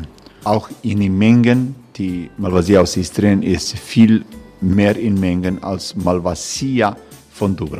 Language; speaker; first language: German; non-native, fluent; Croatian